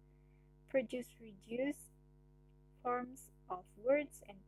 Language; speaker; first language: English; non-native, learner; Indonesian